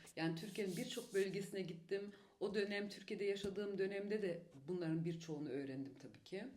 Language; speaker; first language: Turkish; early bilingual, heritage; Turkish